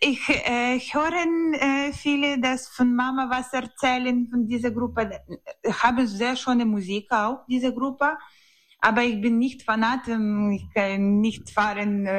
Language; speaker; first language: German; non-native, learner; Ukrainian